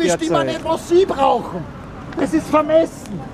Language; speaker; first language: German; native; German